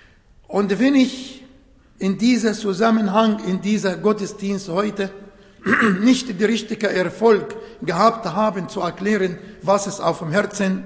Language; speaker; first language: German; non-native, fluent; Arabic